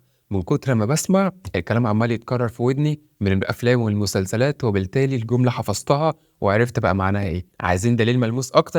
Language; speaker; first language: Arabic; native; Arabic